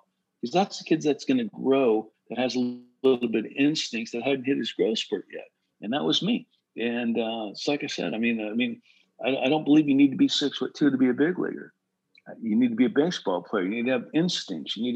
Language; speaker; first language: English; native; English